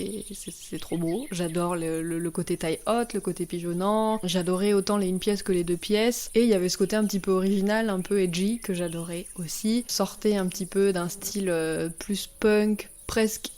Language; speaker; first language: French; native; French